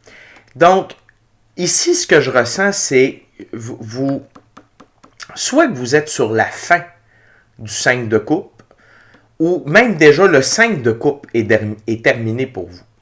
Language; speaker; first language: French; native; French